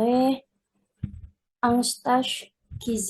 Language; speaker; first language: French; non-native, learner; Indonesian